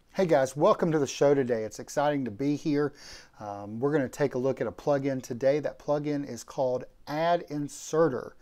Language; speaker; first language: English; native; English